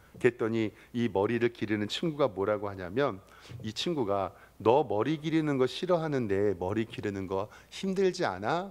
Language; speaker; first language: Korean; native; Korean